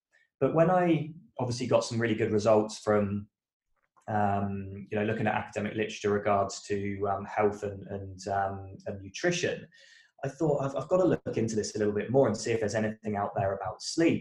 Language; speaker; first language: English; native; English